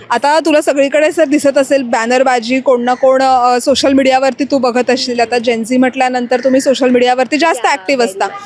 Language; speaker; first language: Marathi; native; Marathi